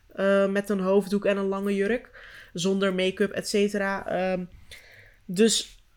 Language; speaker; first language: Dutch; early bilingual, other home language; Turkish